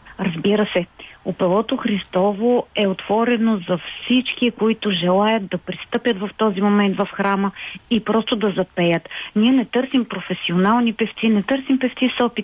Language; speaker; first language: Bulgarian; native; Bulgarian